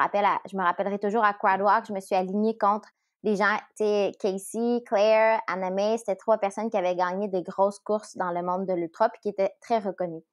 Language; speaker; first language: French; native; French